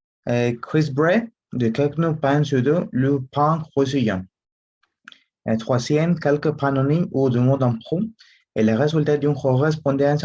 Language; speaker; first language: French; non-native, learner; Spanish